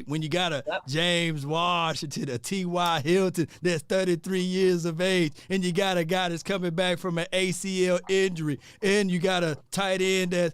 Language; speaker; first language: English; native; English